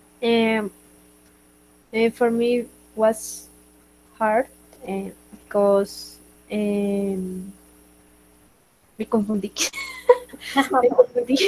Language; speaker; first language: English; non-native, learner; Spanish